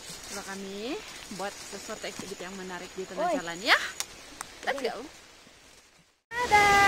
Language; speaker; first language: Malay; non-native, local second language; Central Dusun